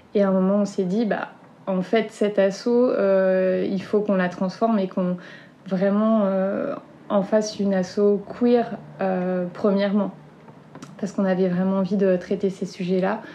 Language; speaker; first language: French; native; French